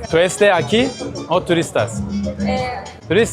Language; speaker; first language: Spanish; non-native, learner; Turkish